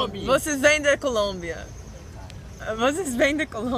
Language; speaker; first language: Portuguese; non-native, learner; English